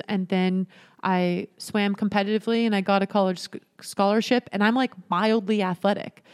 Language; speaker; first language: English; native; English